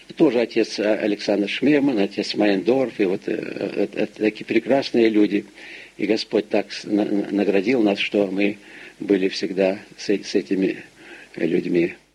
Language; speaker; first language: Russian; early bilingual, heritage; Russian